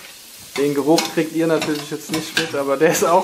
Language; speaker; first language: German; native; German